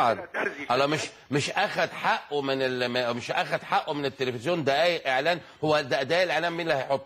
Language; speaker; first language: Arabic; native; Arabic